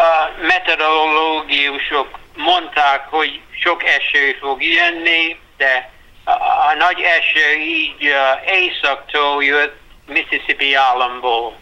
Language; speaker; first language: Hungarian; early bilingual, heritage; Hungarian